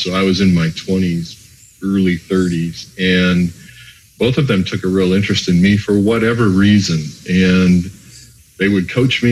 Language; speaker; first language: English; native; English